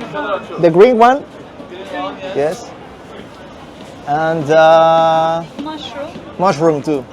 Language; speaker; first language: English; non-native, learner; Spanish